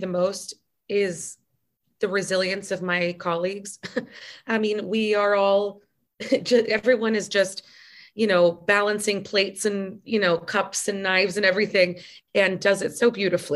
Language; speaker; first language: English; native; English